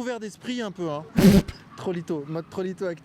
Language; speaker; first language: French; native; French